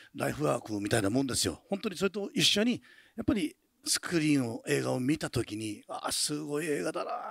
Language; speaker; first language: Japanese; native; Japanese